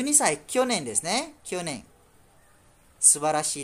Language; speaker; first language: Japanese; non-native, fluent; Malay